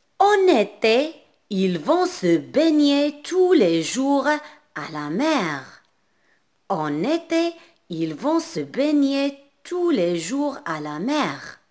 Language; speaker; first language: French; non-native, local second language; Arabic